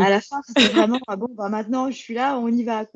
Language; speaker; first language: French; native; French